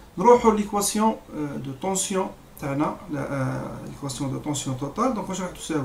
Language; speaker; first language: French; non-native, local second language; Arabic